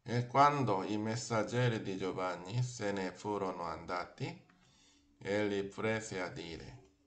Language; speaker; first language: Italian; non-native, fluent; Korean